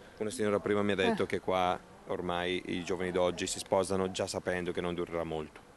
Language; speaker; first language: Italian; native; Italian